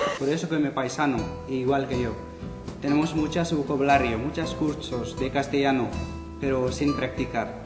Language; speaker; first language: Spanish; non-native, learner; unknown